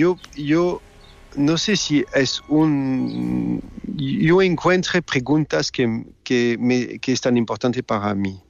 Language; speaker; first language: Spanish; non-native, learner; French